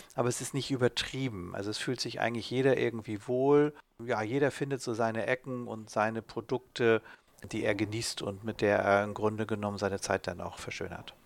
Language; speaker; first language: German; native; German